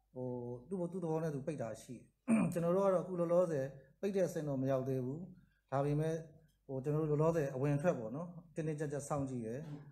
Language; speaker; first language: Burmese; native; Burmese